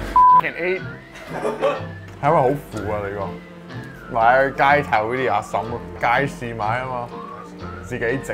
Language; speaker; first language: Chinese; non-native, fluent; English